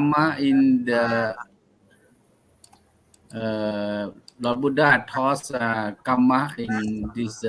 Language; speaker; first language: English; non-native, learner; Thai